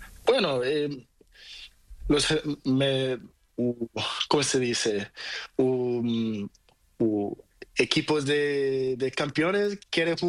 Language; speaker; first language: Spanish; non-native, learner; Portuguese